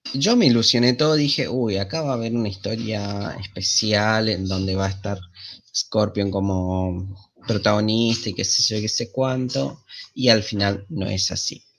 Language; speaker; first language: Spanish; native; Spanish